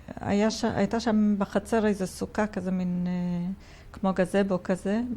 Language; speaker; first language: Hebrew; early bilingual, other home language; Polish